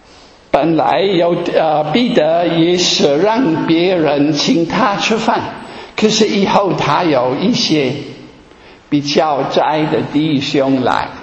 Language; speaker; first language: Chinese; non-native, fluent; German